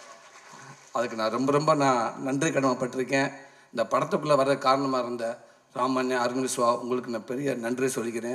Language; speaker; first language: Tamil; native; Tamil